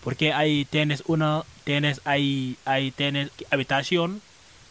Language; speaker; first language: Spanish; non-native, learner; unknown